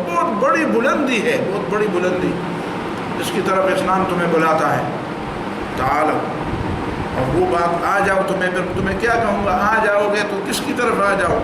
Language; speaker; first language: Urdu; non-native, local second language; Pashto